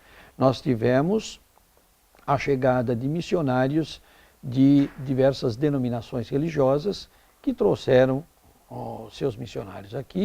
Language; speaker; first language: Portuguese; native; Portuguese